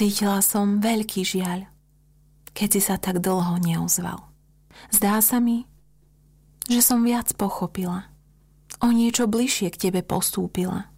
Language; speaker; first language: Slovak; native; Slovak